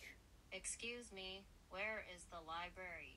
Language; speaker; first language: English; non-native, learner; Japanese